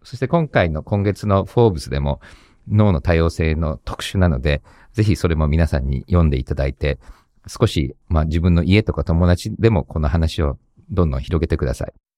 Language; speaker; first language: Japanese; early bilingual, heritage; Japanese